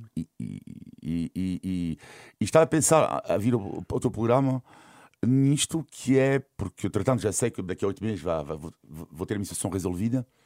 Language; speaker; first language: Portuguese; non-native, fluent; French